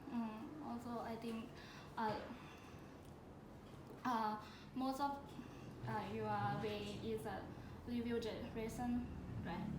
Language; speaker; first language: English; non-native, learner; Thai